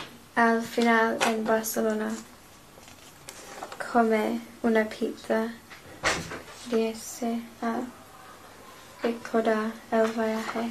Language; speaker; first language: Spanish; non-native, learner; English